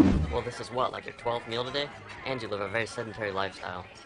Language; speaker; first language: English; native; English